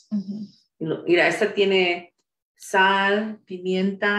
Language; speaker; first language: Spanish; early bilingual, heritage; Spanish